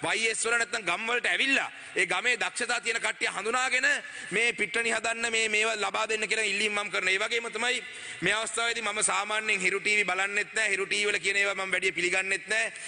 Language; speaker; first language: Sinhala; non-native, local second language; Tamil